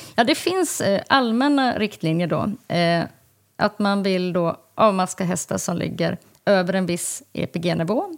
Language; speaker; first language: Swedish; native; Swedish